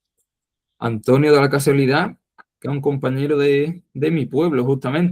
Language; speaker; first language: Spanish; native; Spanish